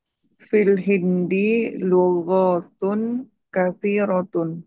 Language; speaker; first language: Arabic; non-native, learner; Indonesian